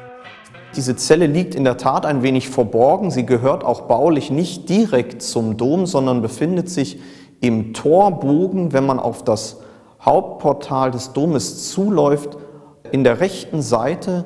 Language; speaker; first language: German; native; German